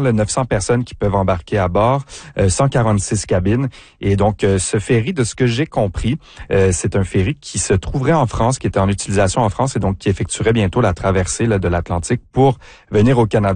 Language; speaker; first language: French; native; French